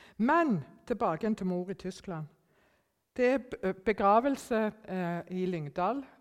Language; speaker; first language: Norwegian; early bilingual, other home language; German